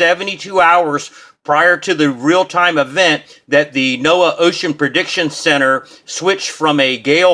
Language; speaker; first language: English; native; English